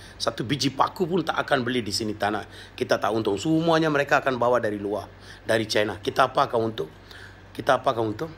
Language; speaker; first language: Malay; non-native, local second language; Tamil